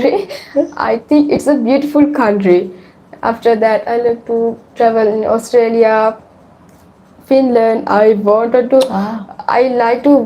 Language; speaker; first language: English; non-native, learner; Sinhala